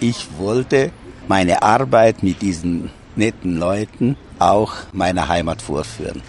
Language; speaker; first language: German; native; German